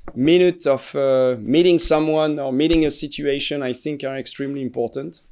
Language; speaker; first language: English; non-native, fluent; French